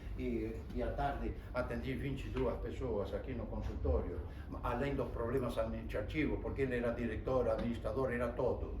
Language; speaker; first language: Portuguese; non-native, fluent; Spanish